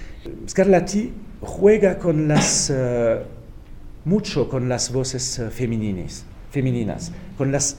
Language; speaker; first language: Spanish; non-native, fluent; French